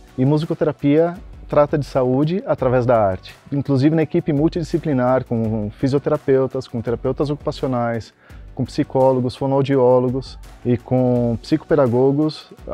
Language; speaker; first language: Portuguese; native; Portuguese